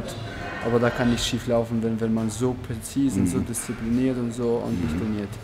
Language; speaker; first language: German; non-native, fluent; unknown